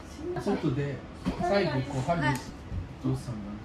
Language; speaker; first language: Japanese; native; Japanese